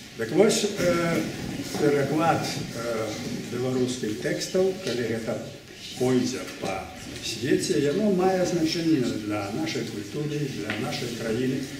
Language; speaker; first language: Belarusian; native; Belarusian